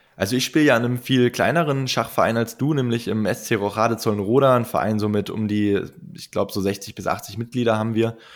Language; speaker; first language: German; native; German